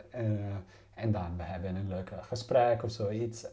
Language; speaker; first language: Dutch; non-native, learner; Italian